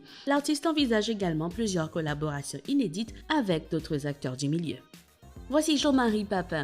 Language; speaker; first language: French; non-native, local second language; Haitian Creole